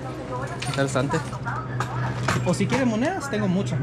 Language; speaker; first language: Spanish; non-native, fluent; English